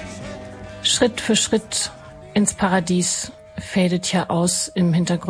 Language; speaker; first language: German; native; German